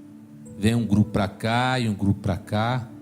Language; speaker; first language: Portuguese; native; Portuguese